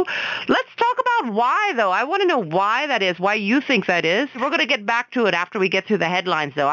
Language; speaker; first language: English; native; English